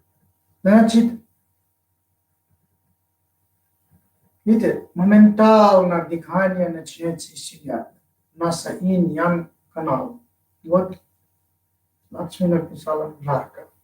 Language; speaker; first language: Russian; non-native, fluent; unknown